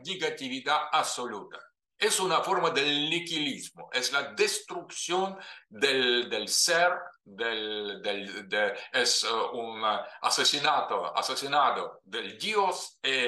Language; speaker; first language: Spanish; non-native, fluent; Russian